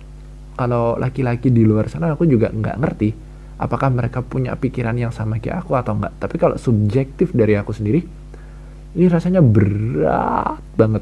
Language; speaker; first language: Indonesian; native; Indonesian